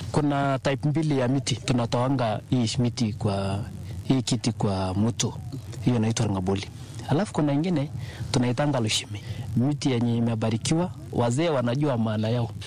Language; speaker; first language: Swahili; non-native, local second language; Masai